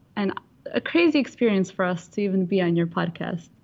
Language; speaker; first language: English; non-native, fluent; Russian